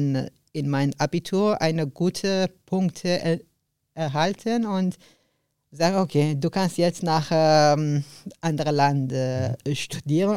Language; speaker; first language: German; non-native, learner; Arabic